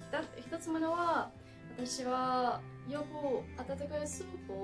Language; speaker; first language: Japanese; non-native, learner; Ukrainian